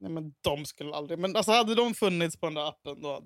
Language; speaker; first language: Swedish; native; Swedish